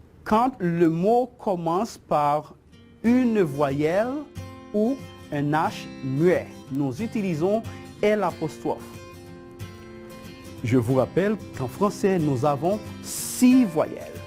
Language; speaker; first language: French; non-native, fluent; Spanish